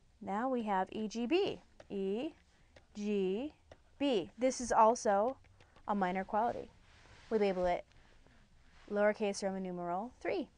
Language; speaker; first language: English; native; English